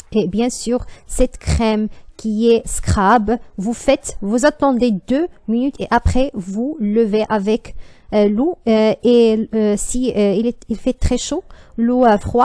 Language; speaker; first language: French; non-native, learner; Arabic